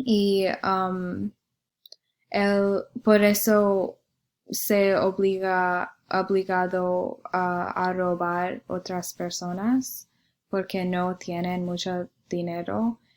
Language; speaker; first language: Spanish; non-native, learner; English